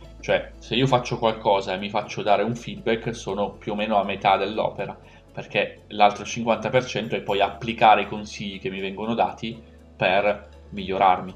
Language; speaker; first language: Italian; native; Italian